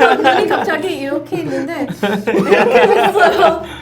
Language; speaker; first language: Korean; non-native, fluent; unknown